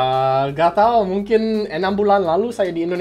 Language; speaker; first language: Indonesian; non-native, fluent; English